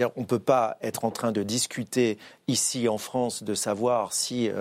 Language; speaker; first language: French; native; French